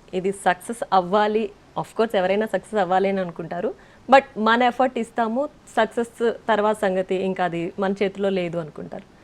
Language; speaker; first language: Telugu; native; Telugu